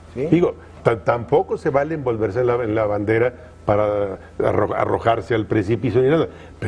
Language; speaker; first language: Spanish; native; Spanish